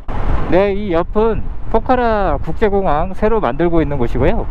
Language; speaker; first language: Korean; native; Korean